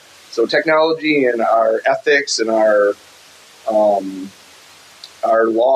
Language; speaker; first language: English; native; English